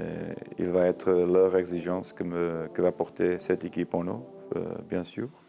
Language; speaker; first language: French; non-native, learner; Portuguese